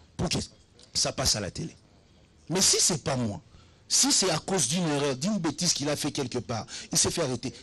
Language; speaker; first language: French; non-native, local second language; Lingala